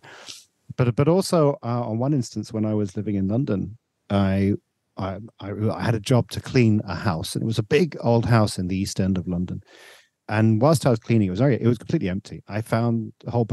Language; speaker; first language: English; native; English